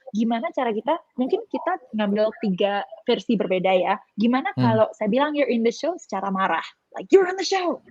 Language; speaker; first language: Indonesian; non-native, local second language; Balinese